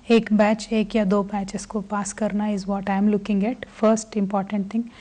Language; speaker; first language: Hindi; non-native, local second language; Telugu